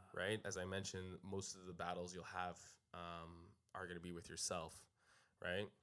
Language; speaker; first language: English; native; English